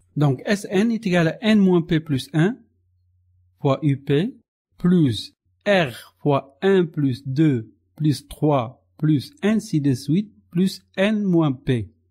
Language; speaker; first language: French; non-native, local second language; Arabic